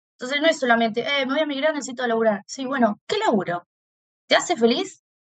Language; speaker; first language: Spanish; native; Spanish